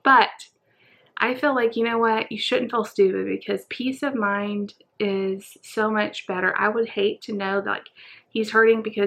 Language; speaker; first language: English; native; English